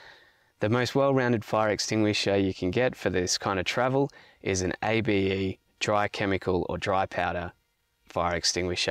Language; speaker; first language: English; native; English